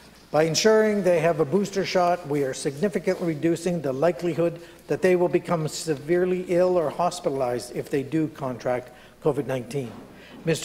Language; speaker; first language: English; native; English